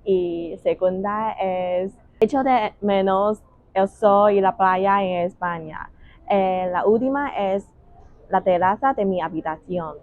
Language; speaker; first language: Spanish; non-native, learner; Chinese